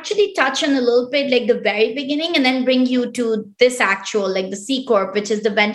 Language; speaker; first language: English; non-native, local second language; Pashto